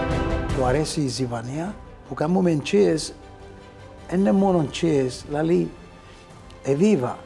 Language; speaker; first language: Greek; early bilingual, heritage; Greek